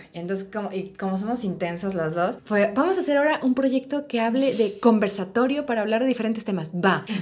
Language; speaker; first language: Spanish; native; Spanish